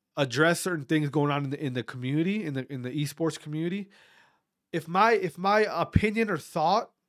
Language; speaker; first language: English; native; English